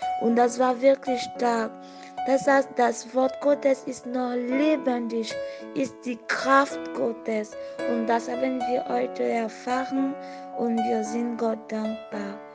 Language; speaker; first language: German; non-native, fluent; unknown